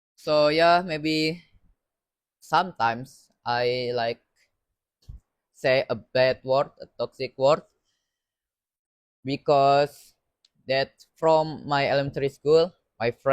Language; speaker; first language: English; non-native, learner; Indonesian